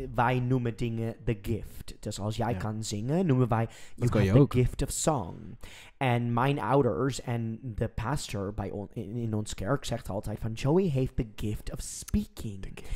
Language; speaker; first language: Dutch; non-native, fluent; English